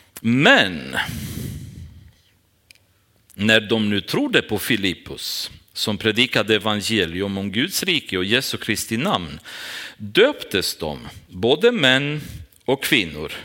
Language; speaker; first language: Swedish; non-native, fluent; Romanian